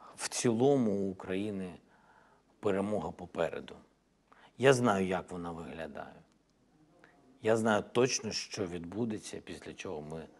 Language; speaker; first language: Ukrainian; non-native, local second language; Russian